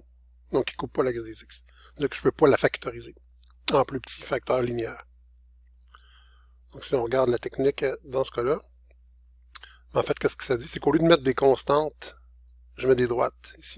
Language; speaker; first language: French; native; French